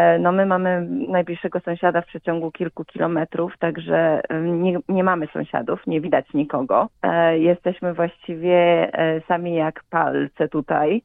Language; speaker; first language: Polish; native; Polish